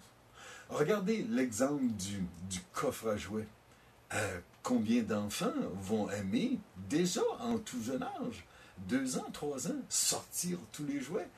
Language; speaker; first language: French; native; French